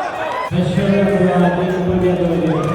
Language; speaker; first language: Russian; native; Russian